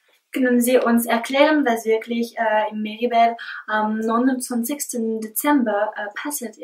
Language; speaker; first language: German; non-native, learner; French